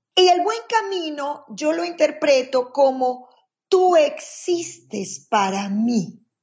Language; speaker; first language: Spanish; native; Spanish